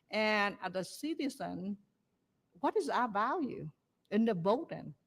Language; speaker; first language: English; non-native, learner; Vietnamese